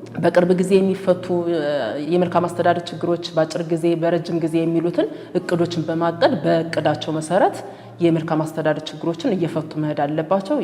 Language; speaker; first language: Amharic; native; Amharic